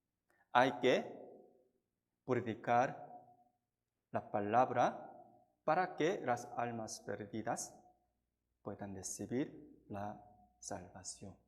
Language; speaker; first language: Spanish; non-native, fluent; Korean